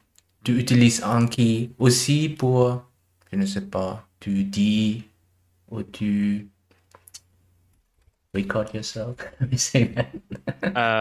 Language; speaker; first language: French; non-native, learner; German